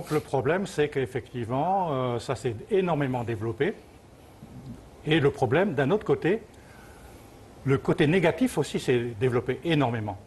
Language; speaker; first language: French; early bilingual, other home language; Chinese